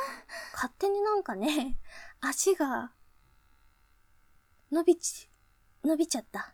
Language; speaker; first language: Japanese; native; Japanese